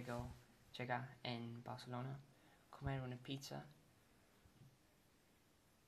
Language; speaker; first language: Spanish; non-native, learner; English